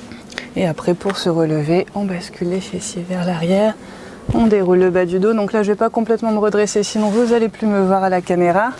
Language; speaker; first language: French; native; French